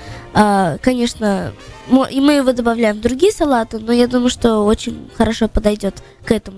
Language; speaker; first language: Russian; early bilingual, heritage; Russian